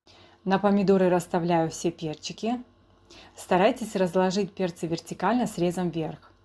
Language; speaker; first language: Russian; native; Russian